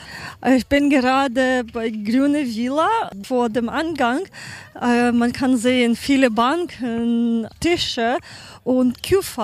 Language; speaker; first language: German; non-native, learner; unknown